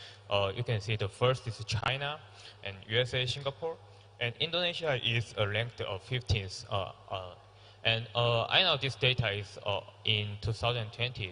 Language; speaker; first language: English; non-native, learner; Korean